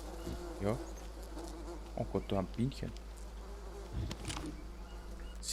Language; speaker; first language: German; native; German